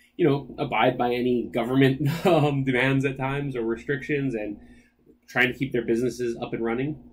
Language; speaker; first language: English; native; English